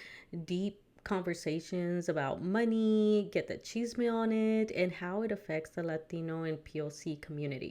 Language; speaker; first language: English; early bilingual, other home language; Spanish